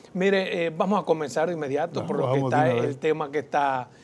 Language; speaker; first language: Spanish; native; Spanish